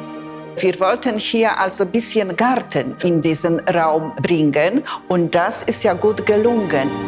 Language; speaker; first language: German; non-native, fluent; Polish